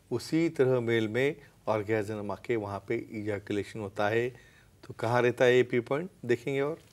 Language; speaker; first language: Hindi; non-native, local second language; Marathi